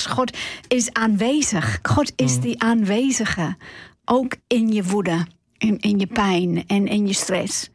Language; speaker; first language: Dutch; non-native, fluent; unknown